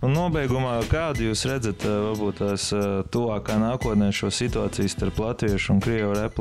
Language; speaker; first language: Latvian; native; Latvian